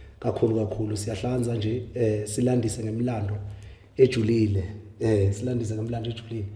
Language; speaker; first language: Zulu; native; Zulu